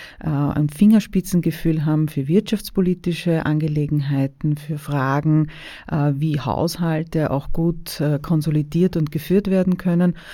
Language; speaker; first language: German; native; German